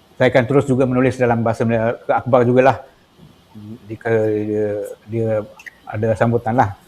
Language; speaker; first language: Malay; non-native, local second language; Tamil